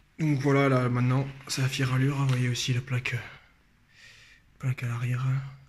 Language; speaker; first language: French; native; French